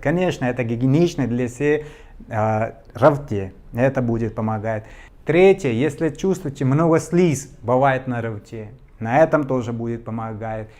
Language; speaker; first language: Russian; non-native, learner; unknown